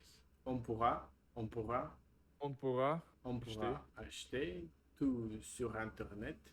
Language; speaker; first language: French; non-native, learner; Russian